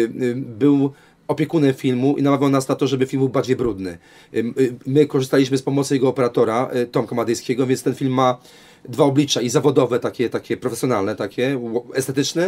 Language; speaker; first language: Polish; native; Polish